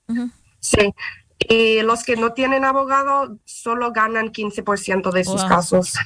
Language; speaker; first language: Spanish; non-native, fluent; English